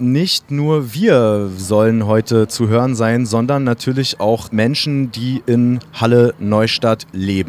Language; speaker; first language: German; native; German